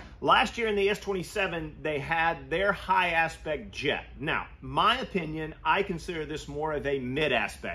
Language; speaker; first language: English; native; English